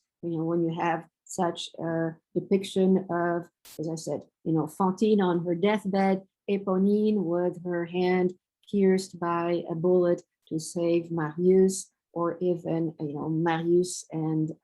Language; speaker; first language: English; non-native, fluent; Romanian